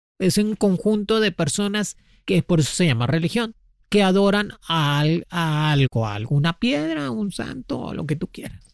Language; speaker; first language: Spanish; native; Spanish